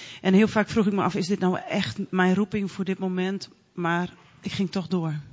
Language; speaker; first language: Dutch; native; Dutch